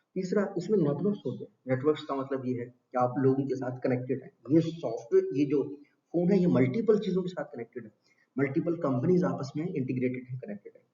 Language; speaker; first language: Urdu; non-native, local second language; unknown